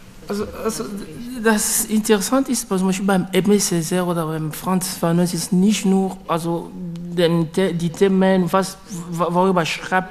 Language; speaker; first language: German; non-native, learner; French